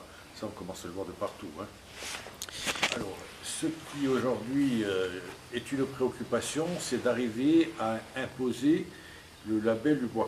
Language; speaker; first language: French; native; French